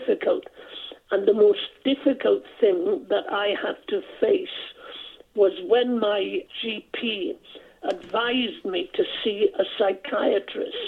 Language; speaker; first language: English; non-native, local second language; Welsh